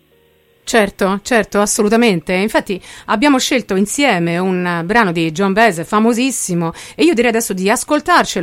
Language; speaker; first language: Italian; native; Italian